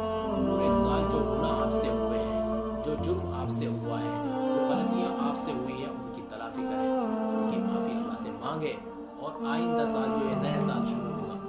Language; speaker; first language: Urdu; native; Urdu